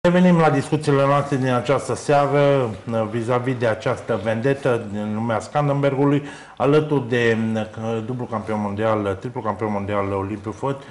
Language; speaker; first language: Romanian; native; Romanian